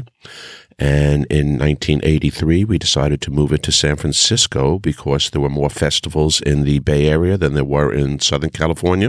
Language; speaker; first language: English; native; English